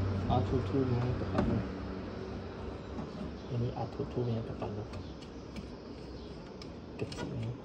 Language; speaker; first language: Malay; non-native, local second language; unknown